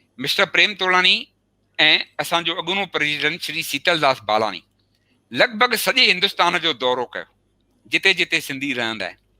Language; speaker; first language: Sindhi; early bilingual, heritage; Sindhi